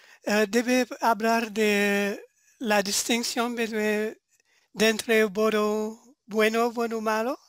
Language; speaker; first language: Spanish; non-native, fluent; French